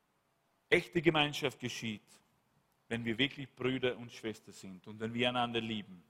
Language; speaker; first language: German; non-native, fluent; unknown